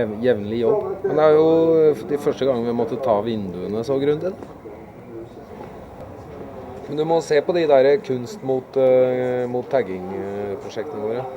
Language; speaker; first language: Norwegian; native; Norwegian